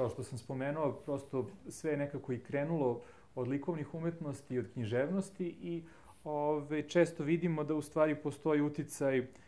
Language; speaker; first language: Serbian; native; Serbian